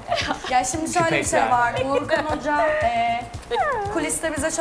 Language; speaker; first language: Turkish; native; Turkish